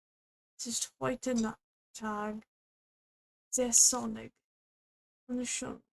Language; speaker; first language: German; non-native, learner; English